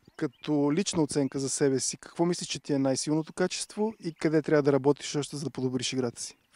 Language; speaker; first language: Bulgarian; native; Bulgarian